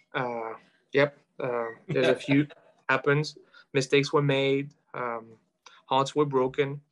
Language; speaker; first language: English; non-native, fluent; French